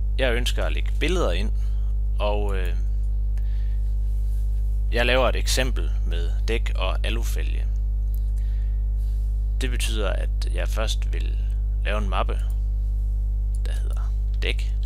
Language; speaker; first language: Danish; native; Danish